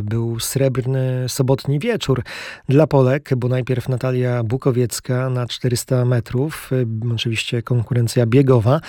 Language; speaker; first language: Polish; native; Polish